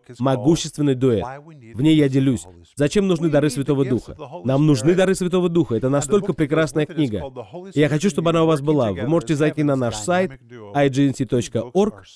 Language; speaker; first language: Russian; non-native, fluent; English